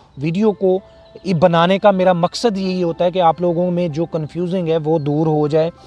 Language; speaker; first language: Urdu; non-native, local second language; Punjabi